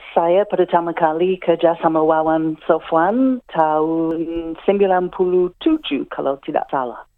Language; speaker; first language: Indonesian; non-native, fluent; English